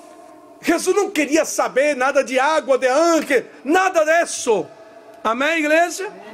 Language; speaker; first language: Portuguese; non-native, learner; Spanish